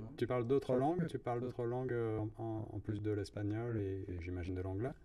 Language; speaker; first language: French; native; French